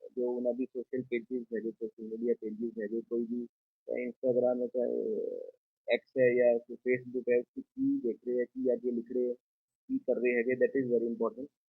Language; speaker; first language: Hindi; non-native, local second language; Punjabi